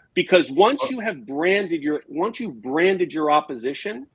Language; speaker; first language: English; native; English